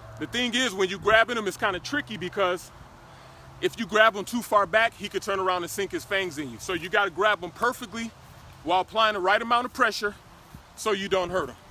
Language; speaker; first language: English; native; English